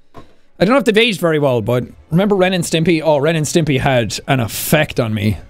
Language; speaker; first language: English; native; English